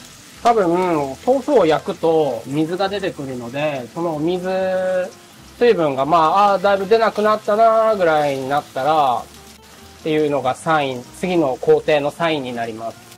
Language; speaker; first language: Japanese; native; Japanese